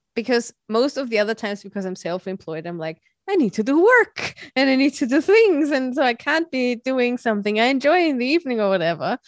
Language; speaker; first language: English; non-native, fluent; German